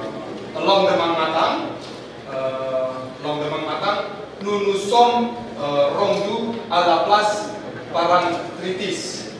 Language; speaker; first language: French; non-native, learner; Indonesian